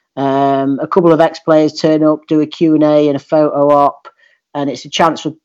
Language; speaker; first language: English; native; English